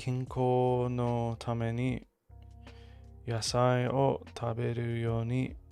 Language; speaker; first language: Japanese; non-native, learner; English